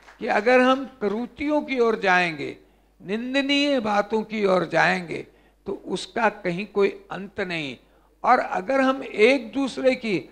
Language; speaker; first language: Hindi; native; Hindi